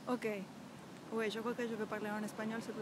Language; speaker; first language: French; non-native, learner; Spanish